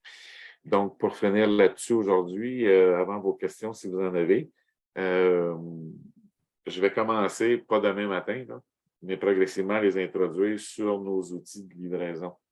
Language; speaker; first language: French; native; French